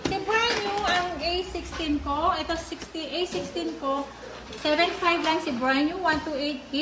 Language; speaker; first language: Filipino; native; Filipino